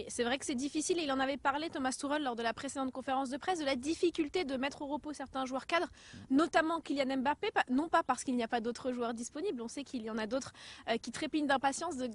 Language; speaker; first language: French; native; French